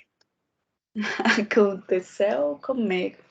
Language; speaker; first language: Portuguese; non-native, learner; Spanish